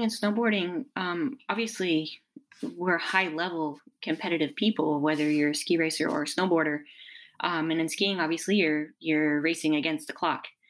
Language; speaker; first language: English; native; English